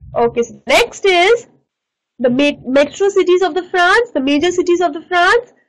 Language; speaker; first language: English; non-native, local second language; Hindi